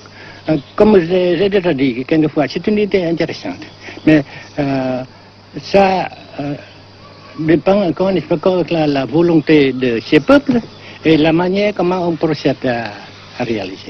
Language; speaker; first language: French; non-native, local second language; Vietnamese